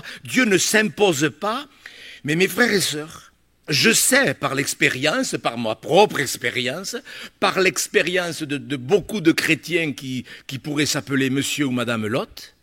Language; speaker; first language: French; native; French